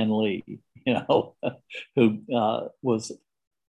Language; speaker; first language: English; native; English